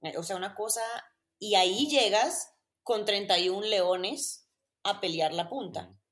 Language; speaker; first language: Spanish; native; Spanish